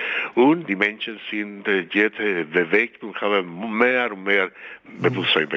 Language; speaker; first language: German; non-native, fluent; Spanish